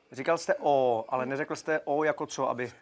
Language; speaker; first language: Czech; native; Czech